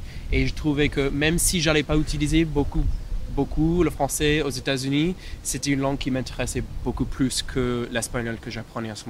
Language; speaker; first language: French; non-native, fluent; English